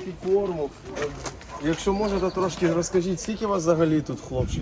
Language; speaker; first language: Ukrainian; native; Ukrainian